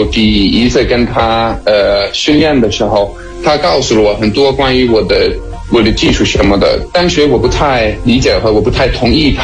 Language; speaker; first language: Chinese; non-native, fluent; Danish